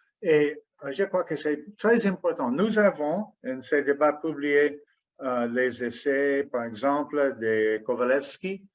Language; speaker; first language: French; non-native, fluent; English